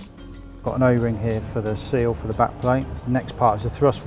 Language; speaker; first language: English; native; English